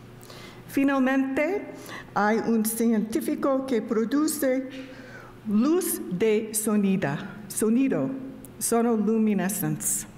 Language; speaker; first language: Spanish; non-native, learner; English